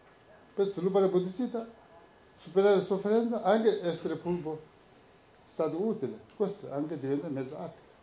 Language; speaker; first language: Italian; non-native, learner; Tibetan